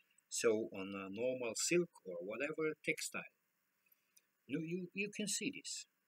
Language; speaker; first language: English; non-native, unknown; German